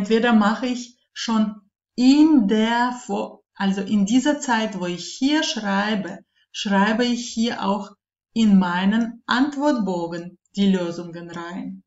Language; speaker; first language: German; non-native, fluent; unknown